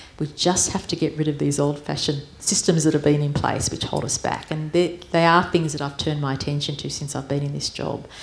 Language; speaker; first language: English; early bilingual, other home language; Armenian